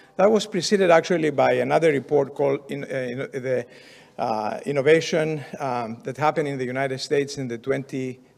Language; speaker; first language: English; non-native, fluent; Greek